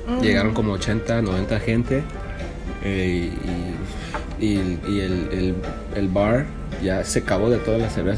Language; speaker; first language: Spanish; early bilingual, heritage; Spanish